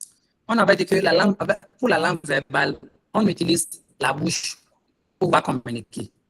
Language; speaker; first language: French; non-native, learner; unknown